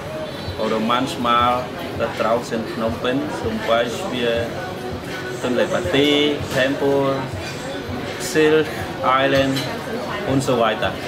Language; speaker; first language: German; non-native, learner; Khmer